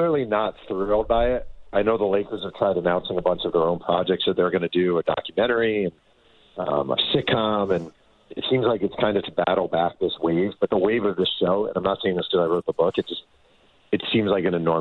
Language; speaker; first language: English; native; English